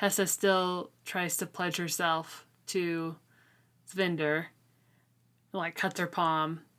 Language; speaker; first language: English; native; English